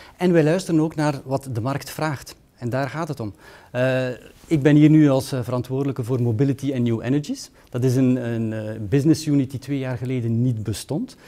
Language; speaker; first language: Dutch; native; Dutch